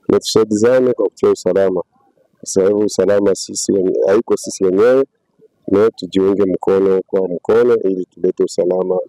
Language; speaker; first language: Swahili; native; Swahili